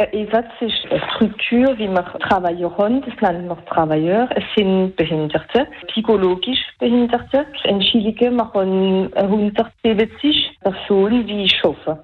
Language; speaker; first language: German; non-native, local second language; French